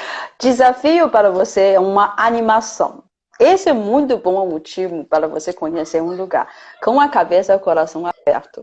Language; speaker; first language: Portuguese; non-native, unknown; Chinese